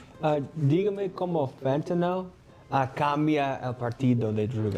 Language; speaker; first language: Spanish; non-native, learner; English